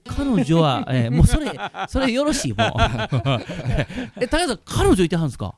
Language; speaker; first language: Japanese; native; Japanese